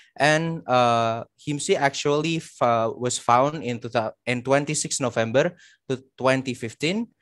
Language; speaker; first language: English; non-native, fluent; Indonesian